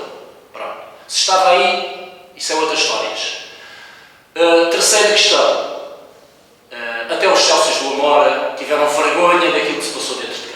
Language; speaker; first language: Portuguese; native; Portuguese